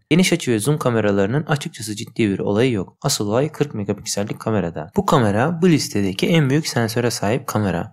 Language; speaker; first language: Turkish; native; Turkish